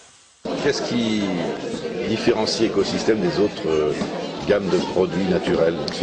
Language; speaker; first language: French; native; French